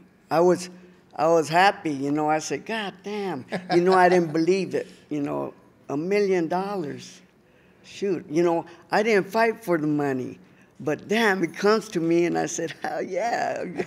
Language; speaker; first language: English; early bilingual, other home language; Spanish